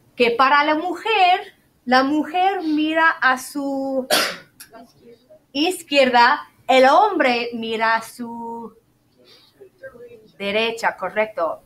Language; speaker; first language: Spanish; non-native, fluent; English